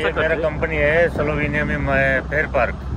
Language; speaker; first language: Hindi; native; Hindi